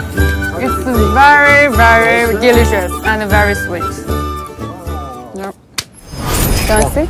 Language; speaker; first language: English; non-native, learner; Chinese